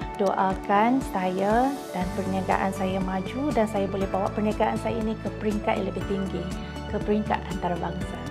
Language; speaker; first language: Malay; non-native, local second language; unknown